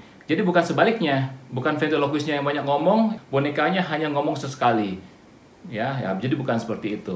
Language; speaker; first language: Indonesian; native; Indonesian